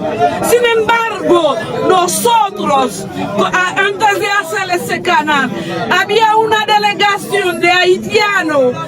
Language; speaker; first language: Spanish; non-native, fluent; Haitian Creole